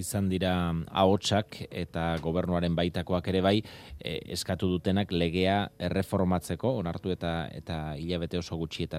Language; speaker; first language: Basque; native; Basque